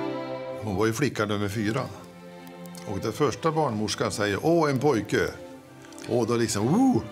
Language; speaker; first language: Swedish; native; Swedish